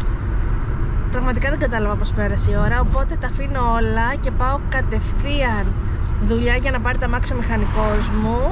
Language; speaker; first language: Greek; native; Greek